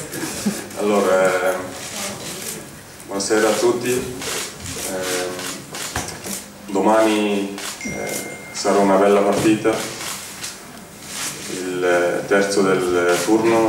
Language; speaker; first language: Italian; non-native, fluent; Turkish